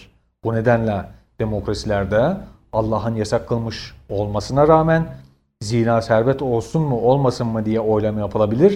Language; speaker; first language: Turkish; native; Turkish